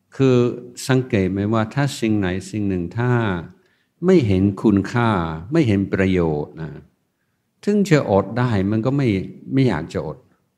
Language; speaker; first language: Thai; non-native, fluent; English